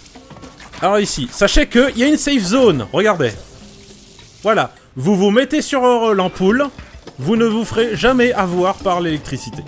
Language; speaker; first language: French; native; French